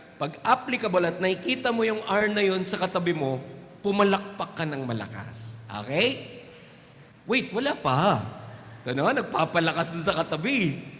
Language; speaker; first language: Filipino; non-native, local second language; Waray